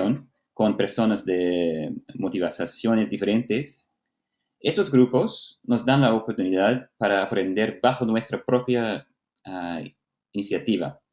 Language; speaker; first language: Spanish; non-native, fluent; Portuguese